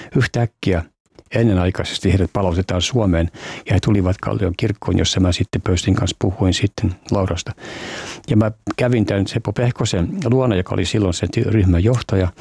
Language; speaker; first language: Finnish; native; Finnish